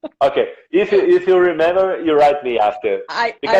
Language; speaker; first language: English; non-native, learner; Portuguese